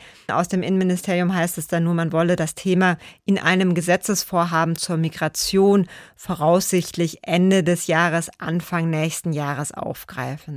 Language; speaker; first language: German; native; German